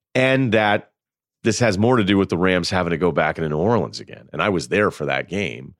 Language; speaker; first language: English; native; English